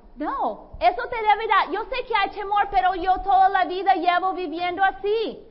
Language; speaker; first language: Spanish; non-native, fluent; English